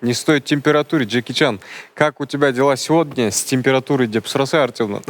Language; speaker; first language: Russian; non-native, local second language; Kazakh